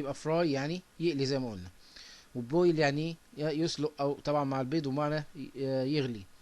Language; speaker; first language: Arabic; native; Arabic